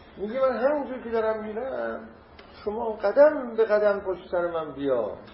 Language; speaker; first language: Persian; non-native, local second language; Azerbaijani